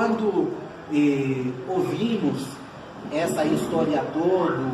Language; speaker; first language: Portuguese; non-native, fluent; Haitian Creole